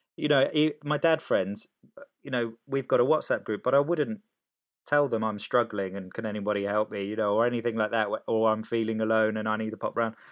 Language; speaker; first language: English; native; English